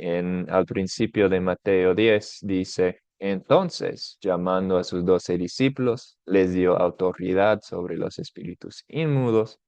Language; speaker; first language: Spanish; non-native, fluent; English